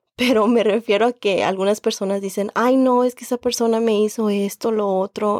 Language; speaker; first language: Spanish; early bilingual, heritage; Spanish